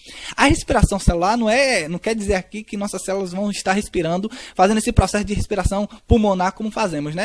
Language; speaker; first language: Portuguese; native; Portuguese